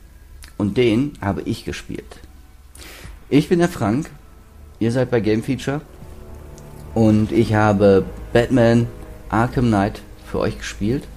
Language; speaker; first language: German; native; German